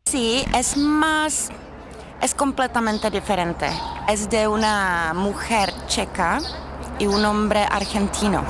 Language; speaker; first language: Spanish; non-native, fluent; Czech